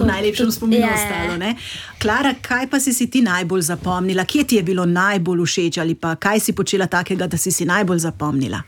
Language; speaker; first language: Slovenian; native; Slovenian